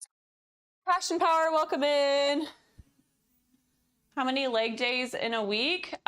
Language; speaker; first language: English; native; English